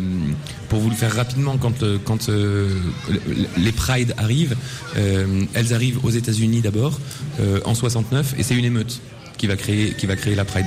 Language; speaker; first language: French; native; French